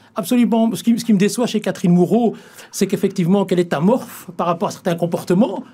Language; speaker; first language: French; native; French